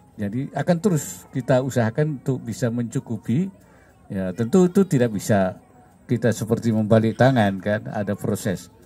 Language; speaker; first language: Indonesian; native; Indonesian